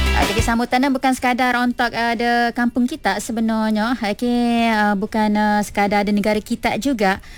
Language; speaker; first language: Malay; non-native, local second language; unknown